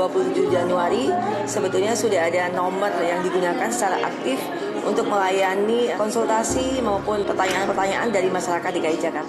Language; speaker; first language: Indonesian; native; Indonesian